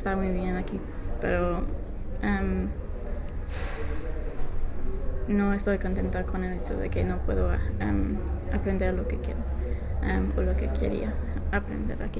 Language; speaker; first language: Spanish; non-native, fluent; English